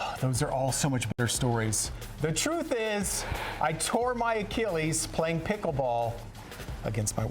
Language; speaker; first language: English; native; English